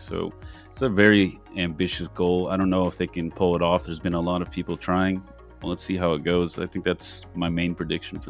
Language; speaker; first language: English; native; English